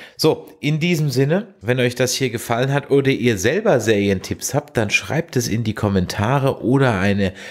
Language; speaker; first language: German; native; German